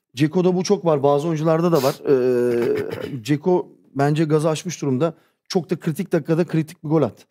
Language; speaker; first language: Turkish; early bilingual, heritage; Turkish